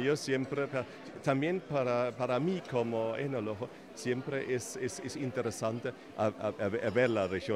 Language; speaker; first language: Spanish; non-native, fluent; German